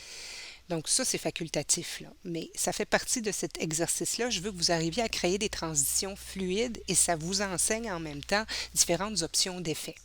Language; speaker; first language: French; native; French